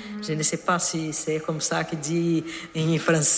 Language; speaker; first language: French; non-native, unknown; Portuguese